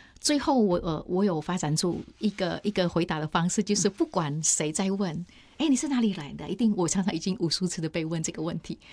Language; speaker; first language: Chinese; non-native, fluent; Indonesian